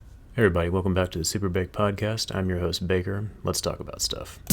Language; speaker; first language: English; native; English